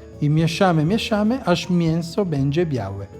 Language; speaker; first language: Polish; non-native, learner; Italian